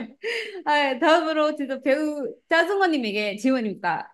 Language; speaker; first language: Korean; non-native, fluent; Indonesian